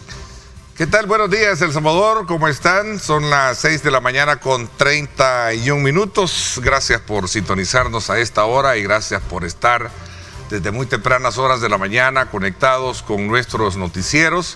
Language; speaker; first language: Spanish; native; Spanish